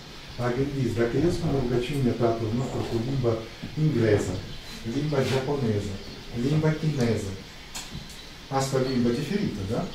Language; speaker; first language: Romanian; non-native, local second language; Russian